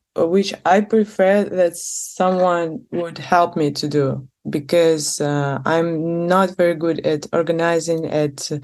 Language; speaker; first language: English; non-native, fluent; Russian